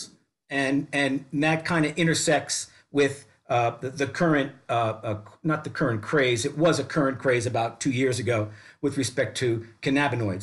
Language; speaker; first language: English; native; English